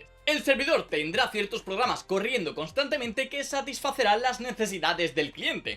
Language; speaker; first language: Spanish; native; Spanish